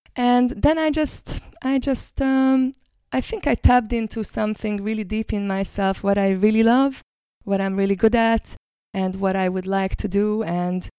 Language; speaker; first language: English; non-native, fluent; Hungarian